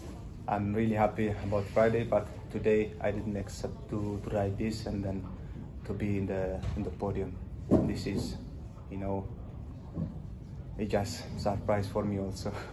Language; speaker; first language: English; non-native, learner; Tigrinya